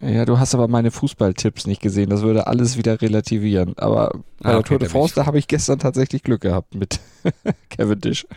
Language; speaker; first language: German; native; German